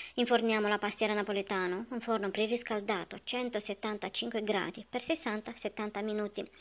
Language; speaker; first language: Italian; non-native, fluent; Romanian